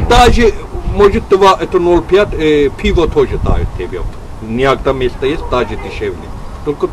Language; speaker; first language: Russian; non-native, learner; Azerbaijani